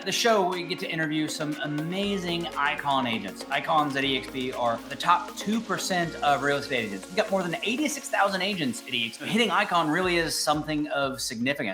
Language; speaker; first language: English; native; English